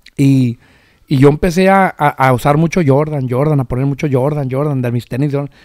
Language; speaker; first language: Spanish; early bilingual, heritage; Spanish